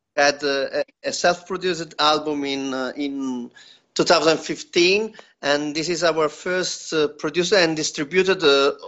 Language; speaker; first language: English; non-native, learner; Italian